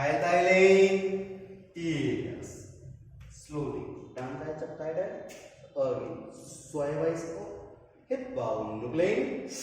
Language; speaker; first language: Vietnamese; non-native, learner; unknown